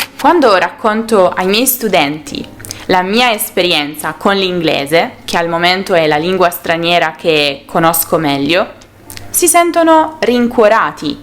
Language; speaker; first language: Italian; native; Italian